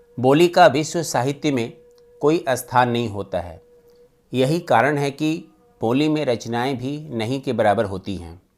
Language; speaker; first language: Hindi; native; Hindi